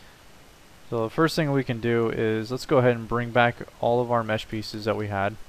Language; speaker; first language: English; native; English